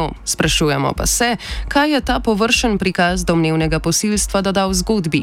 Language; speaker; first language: Slovenian; native; Slovenian